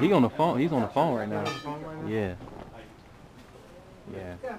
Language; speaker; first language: English; native; English